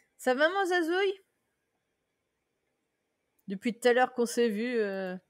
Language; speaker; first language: French; native; French